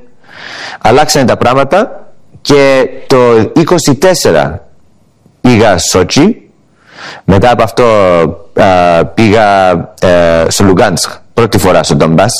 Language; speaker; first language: Greek; early bilingual, heritage; Greek